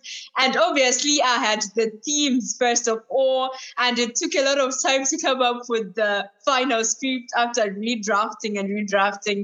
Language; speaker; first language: English; non-native, local second language; Shona